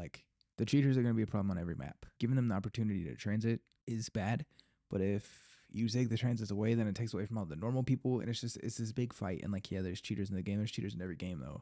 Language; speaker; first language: English; native; English